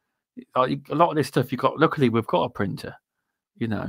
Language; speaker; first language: English; native; English